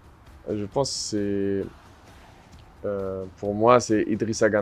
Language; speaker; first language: French; non-native, fluent; German